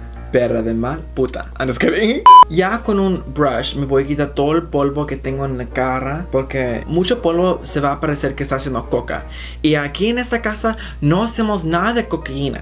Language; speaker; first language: Spanish; early bilingual, heritage; Spanish